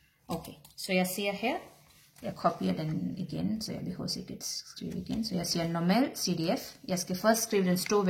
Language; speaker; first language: Danish; non-native, learner; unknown